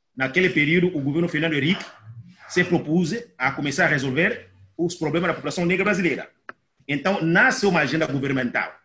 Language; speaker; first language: Portuguese; non-native, fluent; Lingala